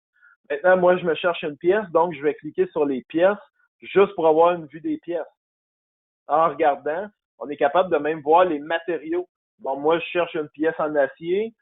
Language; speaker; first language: French; native; French